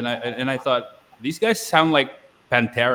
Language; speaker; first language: English; non-native, local second language; Pampanga